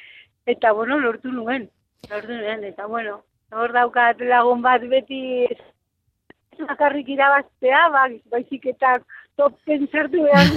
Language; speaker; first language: Basque; non-native, local second language; Spanish